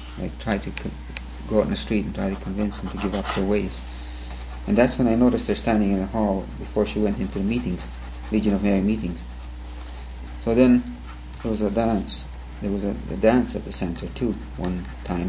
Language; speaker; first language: English; early bilingual, other home language; Ukrainian